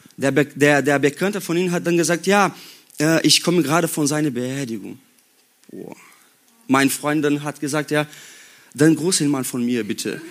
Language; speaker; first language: German; non-native, learner; Portuguese